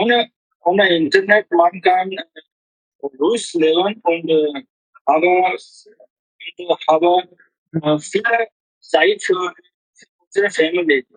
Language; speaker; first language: German; non-native, learner; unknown